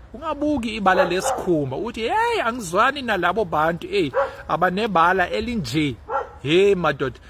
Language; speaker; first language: Zulu; non-native, local second language; Afrikaans